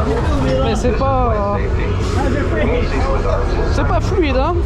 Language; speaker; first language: French; native; French